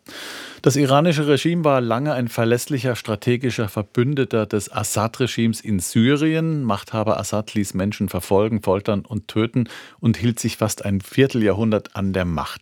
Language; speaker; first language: German; native; German